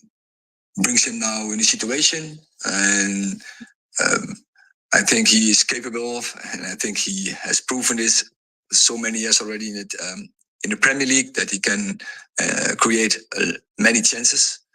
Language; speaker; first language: English; non-native, fluent; Dutch